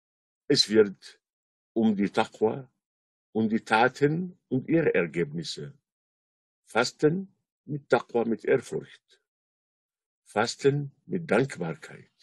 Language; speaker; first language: German; non-native, fluent; Arabic